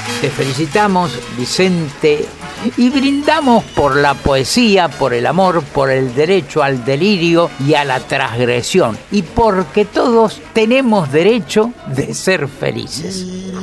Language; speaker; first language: Spanish; native; Spanish